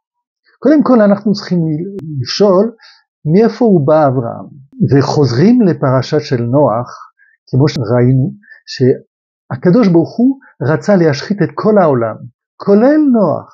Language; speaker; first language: Hebrew; non-native, fluent; French